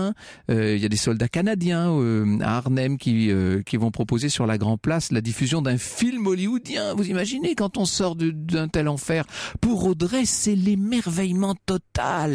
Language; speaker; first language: French; native; French